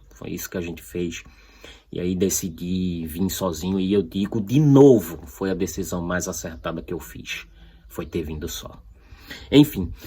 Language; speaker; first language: Portuguese; native; Portuguese